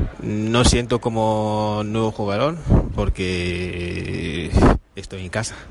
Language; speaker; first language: Spanish; non-native, fluent; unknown